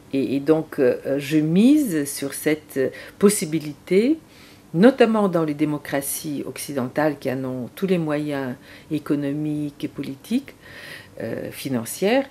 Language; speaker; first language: French; non-native, fluent; Bulgarian